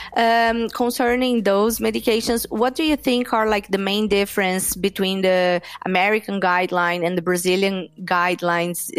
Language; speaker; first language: English; non-native, fluent; Portuguese